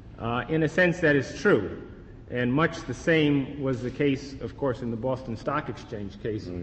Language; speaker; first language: English; native; English